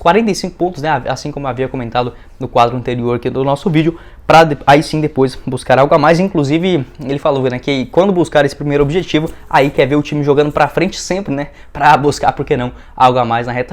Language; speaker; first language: Portuguese; native; Portuguese